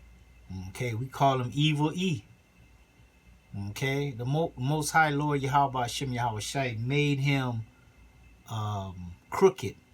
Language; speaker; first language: English; native; English